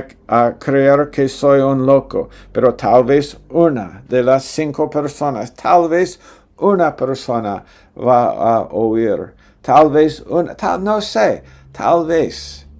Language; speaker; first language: Spanish; non-native, fluent; English